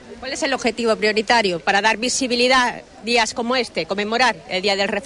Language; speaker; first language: Spanish; native; Spanish